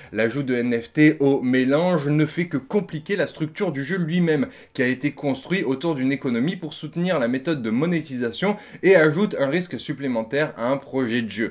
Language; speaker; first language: French; native; French